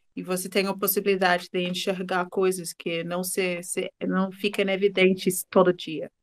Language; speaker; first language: Portuguese; non-native, fluent; English